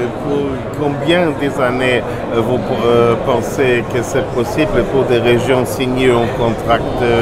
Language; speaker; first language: French; non-native, learner; German